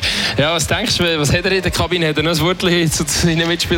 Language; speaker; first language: German; native; German